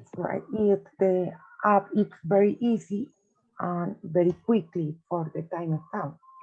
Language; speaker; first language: English; non-native, learner; Spanish